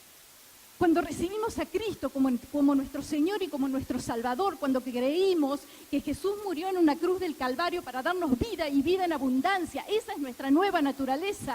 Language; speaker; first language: Spanish; native; Spanish